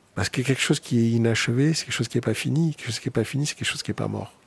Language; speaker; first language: French; native; French